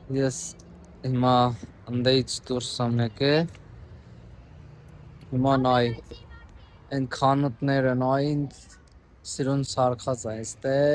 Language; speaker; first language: Armenian; non-native, learner; Hindi